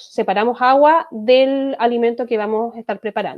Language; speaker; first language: Spanish; native; Spanish